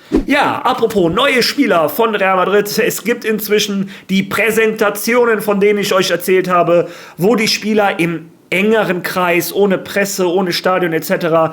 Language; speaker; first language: German; native; German